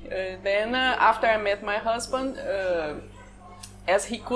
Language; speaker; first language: English; non-native, fluent; Portuguese